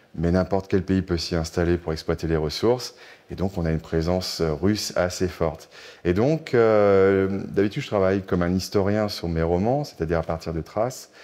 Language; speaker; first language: French; native; French